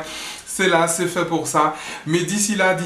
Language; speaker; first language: French; native; French